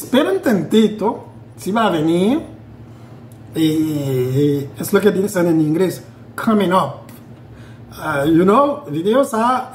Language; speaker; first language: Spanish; non-native, fluent; Haitian Creole